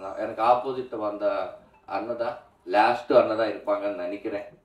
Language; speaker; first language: Tamil; non-native, learner; Telugu